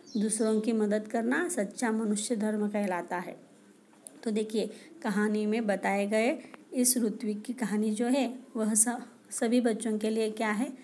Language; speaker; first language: Hindi; non-native, local second language; Marathi